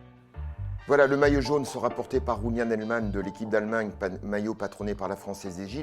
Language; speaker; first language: French; native; French